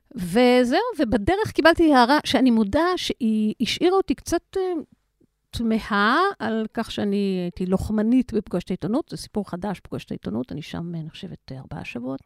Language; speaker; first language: Hebrew; native; Hebrew